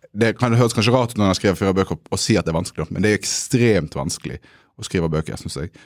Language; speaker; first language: Norwegian; native; Norwegian